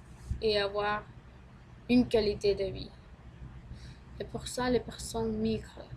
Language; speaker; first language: French; non-native, learner; Spanish